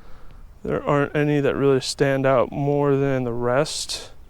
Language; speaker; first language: English; native; English